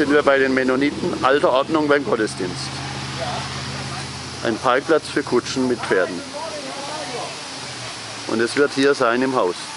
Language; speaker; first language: German; native; German